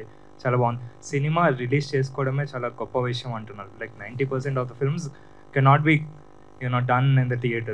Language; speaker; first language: Telugu; native; Telugu